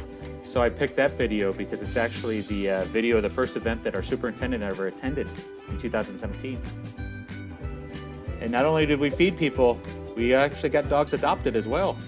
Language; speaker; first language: English; native; English